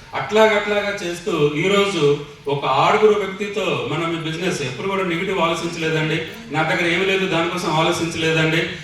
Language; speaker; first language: Telugu; non-native, fluent; Hindi